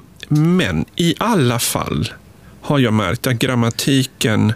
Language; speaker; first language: Swedish; non-native, fluent; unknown